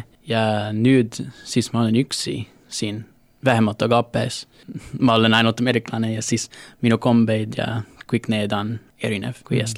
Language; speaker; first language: Estonian; non-native, learner; English